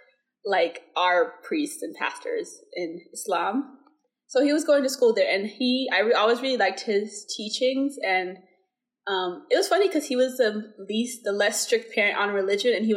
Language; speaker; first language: English; early bilingual, other home language; Somali